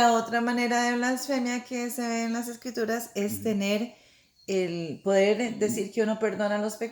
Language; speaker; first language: Spanish; native; Spanish